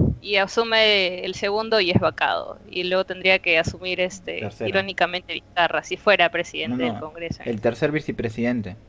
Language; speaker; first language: Spanish; native; Spanish